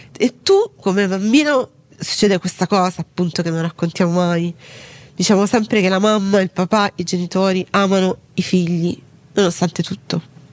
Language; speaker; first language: Italian; native; Italian